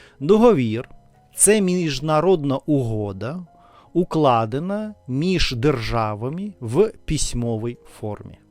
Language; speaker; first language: Ukrainian; non-native, fluent; Russian